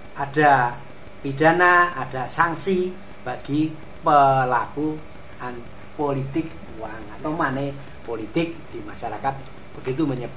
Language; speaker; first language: Indonesian; native; Indonesian